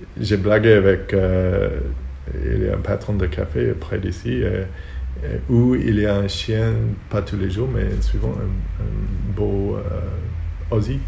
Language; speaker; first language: French; non-native, learner; Hebrew